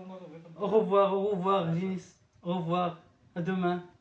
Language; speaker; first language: French; non-native, learner; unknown